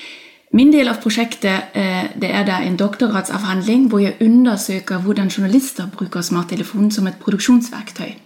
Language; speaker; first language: Norwegian; non-native, fluent; German